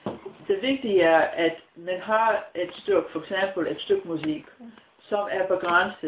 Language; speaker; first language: Danish; non-native, fluent; English